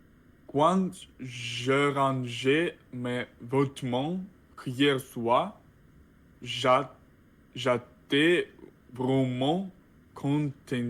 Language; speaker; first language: French; non-native, learner; Russian